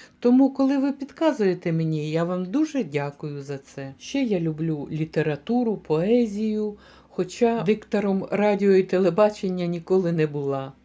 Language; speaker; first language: Ukrainian; native; Ukrainian